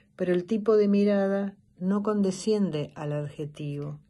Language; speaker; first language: Spanish; native; Spanish